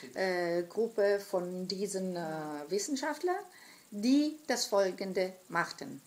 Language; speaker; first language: German; non-native, fluent; Greek